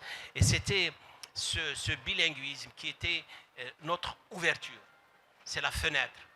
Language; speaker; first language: French; non-native, local second language; Arabic